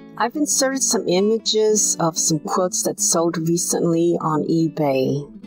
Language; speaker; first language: English; native; English